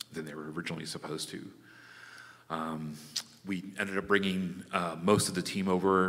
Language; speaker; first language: English; native; English